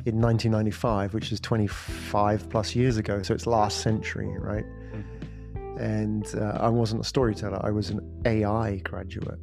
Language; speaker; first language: English; native; English